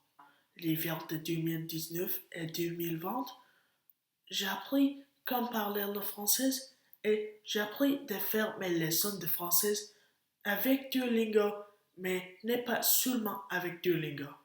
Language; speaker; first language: French; non-native, learner; English